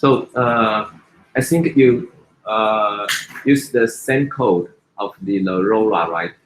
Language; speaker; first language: English; non-native, fluent; Chinese